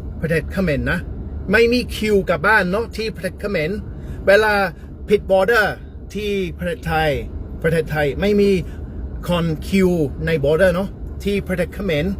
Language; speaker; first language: Thai; non-native, learner; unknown